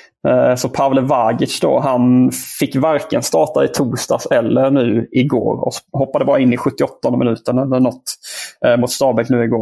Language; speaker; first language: Swedish; native; Swedish